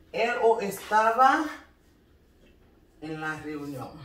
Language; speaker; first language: Spanish; non-native, learner; Haitian Creole